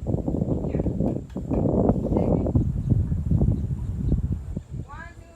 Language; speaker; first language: English; non-native, learner; Thai